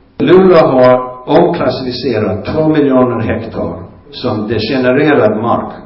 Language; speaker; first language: Swedish; non-native, fluent; English